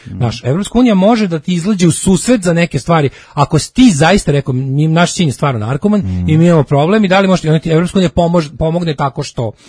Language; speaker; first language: Serbian; native; Serbian